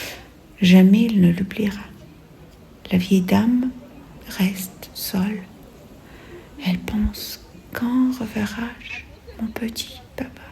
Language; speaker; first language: French; non-native, fluent; Russian